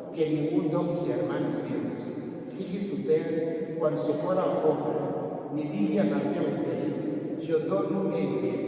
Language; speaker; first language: Catalan; non-native, fluent; Kinyarwanda